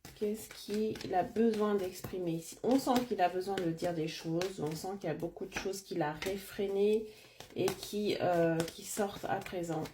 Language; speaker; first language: French; native; French